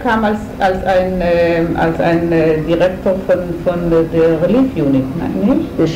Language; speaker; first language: German; non-native, fluent; Hebrew